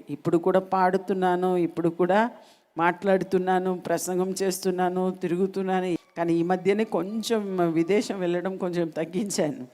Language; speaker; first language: Telugu; non-native, local second language; Malayalam